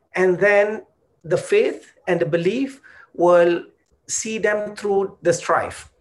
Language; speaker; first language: English; non-native, local second language; Malay